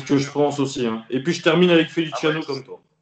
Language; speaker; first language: French; native; French